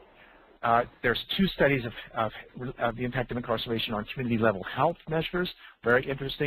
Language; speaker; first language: English; native; English